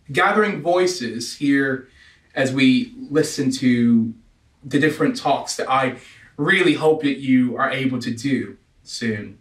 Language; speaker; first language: English; native; English